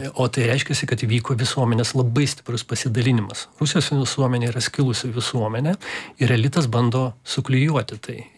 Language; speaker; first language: Lithuanian; non-native, local second language; Russian